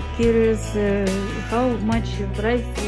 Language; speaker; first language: English; non-native, learner; Russian